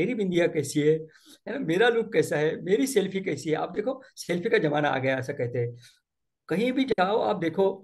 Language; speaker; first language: Hindi; non-native, local second language; Marathi